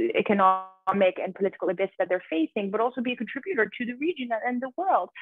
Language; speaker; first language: English; early bilingual, other home language; Persian